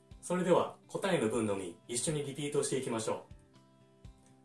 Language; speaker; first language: Japanese; native; Japanese